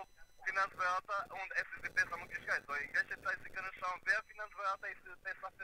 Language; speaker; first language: German; non-native, learner; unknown